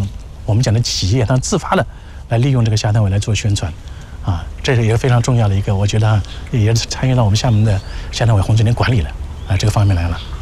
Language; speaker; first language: Chinese; native; Chinese